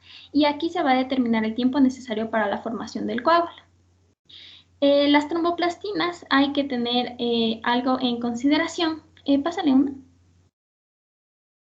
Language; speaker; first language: Spanish; native; Spanish